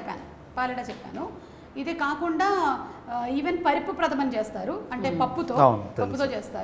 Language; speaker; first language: Telugu; native; Telugu